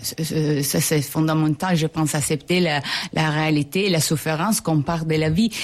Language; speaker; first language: French; non-native, fluent; Italian